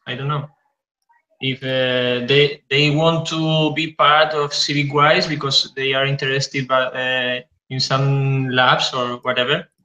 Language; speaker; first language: English; non-native, fluent; Spanish